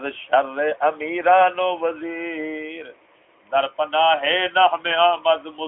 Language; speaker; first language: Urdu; non-native, local second language; Punjabi